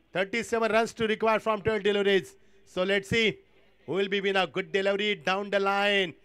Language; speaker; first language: English; non-native, local second language; Marathi